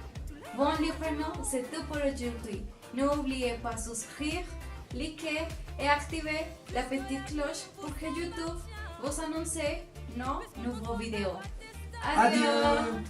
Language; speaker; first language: French; non-native, fluent; Spanish